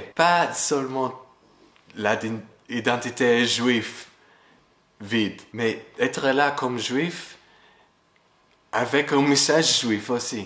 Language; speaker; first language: French; non-native, fluent; English